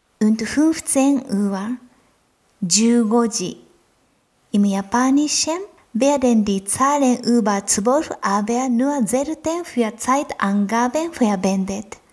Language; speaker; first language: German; non-native, fluent; Japanese